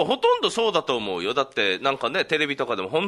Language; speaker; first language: Japanese; native; Japanese